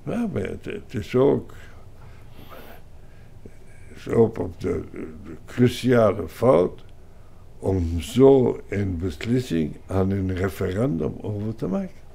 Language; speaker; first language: Dutch; non-native, local second language; French